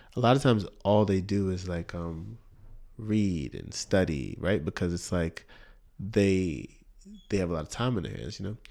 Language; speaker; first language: English; native; English